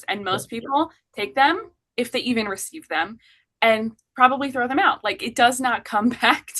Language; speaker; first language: English; native; English